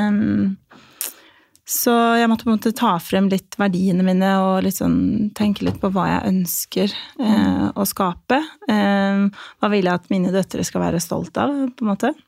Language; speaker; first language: Norwegian; early bilingual, other home language; Albanian